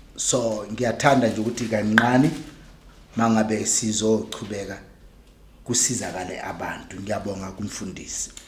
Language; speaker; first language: Zulu; native; Zulu